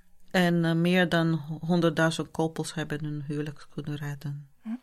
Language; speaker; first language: Dutch; non-native, fluent; Italian